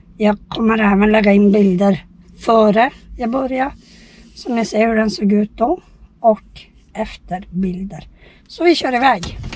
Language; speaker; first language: Swedish; native; Swedish